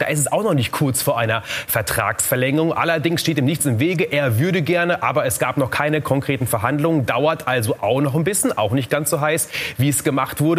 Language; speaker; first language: German; native; German